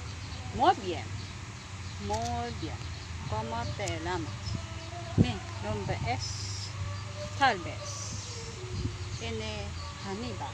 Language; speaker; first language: Spanish; non-native, learner; Filipino